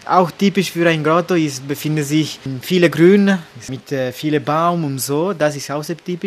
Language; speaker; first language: German; non-native, learner; Italian